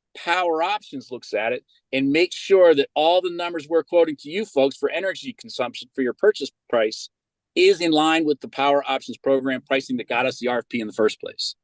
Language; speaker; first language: English; native; English